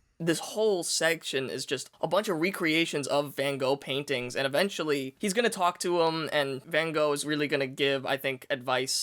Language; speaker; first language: English; native; English